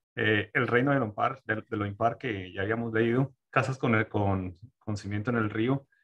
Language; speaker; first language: Spanish; native; Spanish